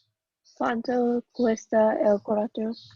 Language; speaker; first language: Spanish; non-native, learner; English